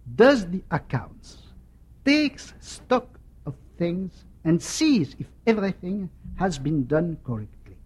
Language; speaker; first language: English; non-native, fluent; French